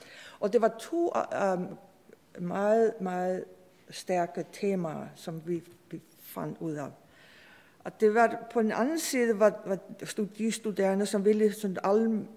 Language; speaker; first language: Danish; non-native, fluent; Icelandic